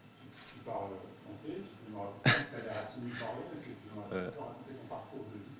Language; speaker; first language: French; native; French